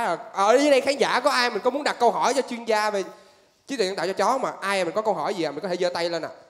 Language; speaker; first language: Vietnamese; native; Vietnamese